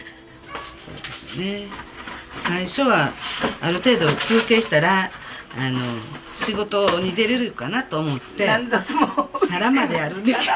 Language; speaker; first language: Japanese; native; Japanese